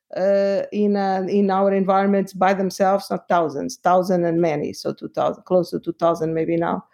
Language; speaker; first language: English; non-native, fluent; Portuguese